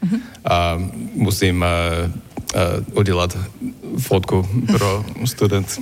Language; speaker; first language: Slovak; non-native, learner; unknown